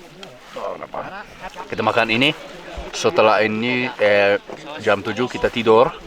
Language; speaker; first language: Indonesian; non-native, learner; English